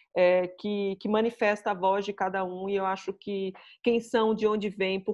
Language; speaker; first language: Portuguese; native; Portuguese